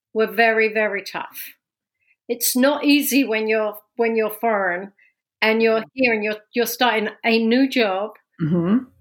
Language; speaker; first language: English; native; English